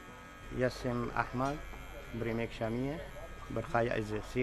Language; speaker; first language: Slovenian; non-native, learner; Arabic